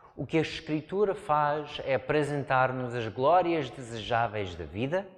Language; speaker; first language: Portuguese; non-native, fluent; English